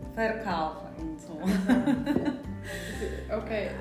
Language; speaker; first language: German; non-native, fluent; Spanish